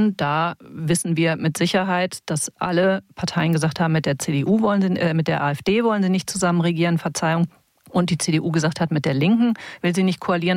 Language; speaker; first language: German; native; German